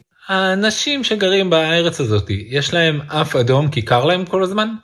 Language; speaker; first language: Hebrew; native; Hebrew